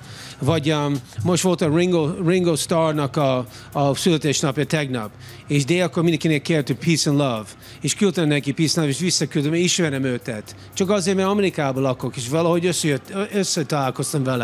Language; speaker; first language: Hungarian; early bilingual, heritage; English